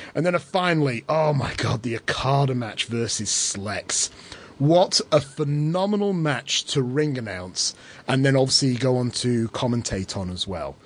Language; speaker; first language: English; native; English